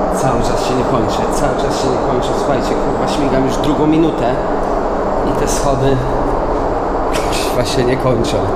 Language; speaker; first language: Polish; native; Polish